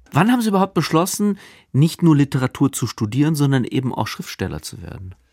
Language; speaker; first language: German; native; German